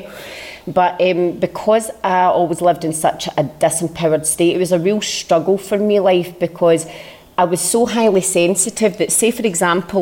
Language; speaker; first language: English; native; English